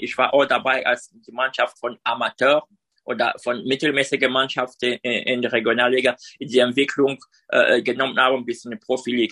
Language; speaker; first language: German; non-native, learner; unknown